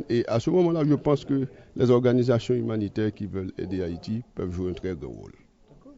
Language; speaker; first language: French; native; French